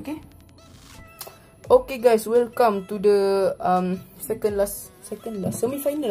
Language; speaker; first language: English; non-native, local second language; Malay